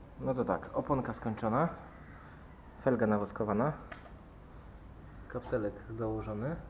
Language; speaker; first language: Polish; native; Polish